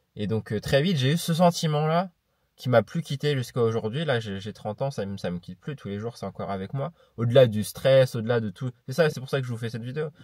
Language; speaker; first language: French; native; French